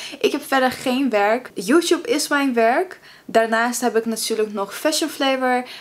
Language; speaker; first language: Dutch; early bilingual, other home language; Russian